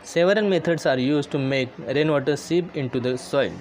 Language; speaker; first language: English; non-native, local second language; Marathi